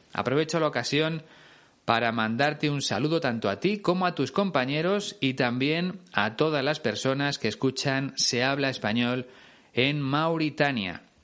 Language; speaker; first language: Spanish; native; Spanish